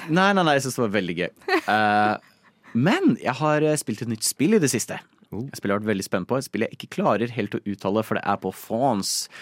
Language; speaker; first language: Norwegian; native; Norwegian